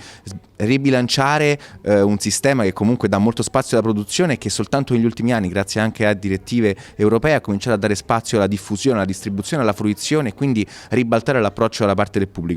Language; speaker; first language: Italian; native; Italian